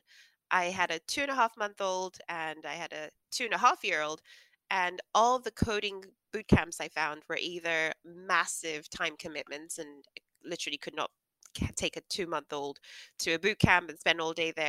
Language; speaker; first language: English; non-native, local second language; Yoruba